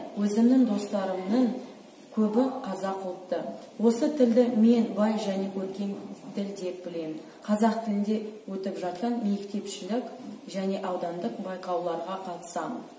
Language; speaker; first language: Kazakh; non-native, local second language; Russian